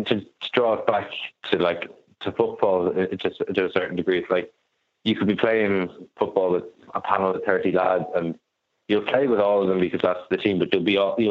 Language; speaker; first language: English; native; English